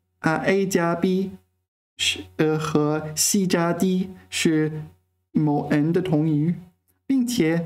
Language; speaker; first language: Chinese; non-native, fluent; English